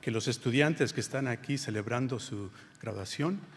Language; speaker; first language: Spanish; early bilingual, heritage; Spanish